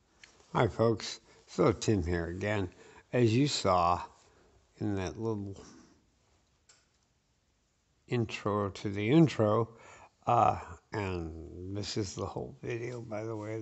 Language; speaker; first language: English; native; English